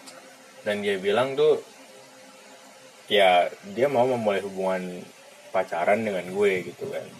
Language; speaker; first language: Indonesian; native; Indonesian